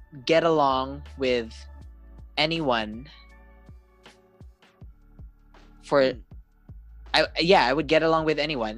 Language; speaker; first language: English; non-native, local second language; Cebuano